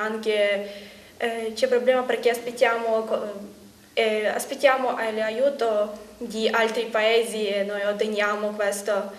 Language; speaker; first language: Italian; non-native, learner; Ukrainian